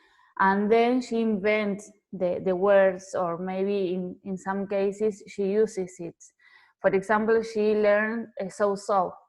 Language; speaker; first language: English; non-native, fluent; Spanish